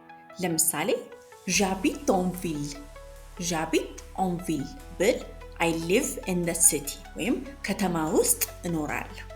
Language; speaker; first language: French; non-native, fluent; Amharic